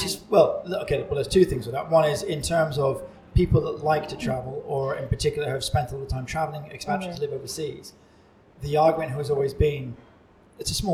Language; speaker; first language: English; native; English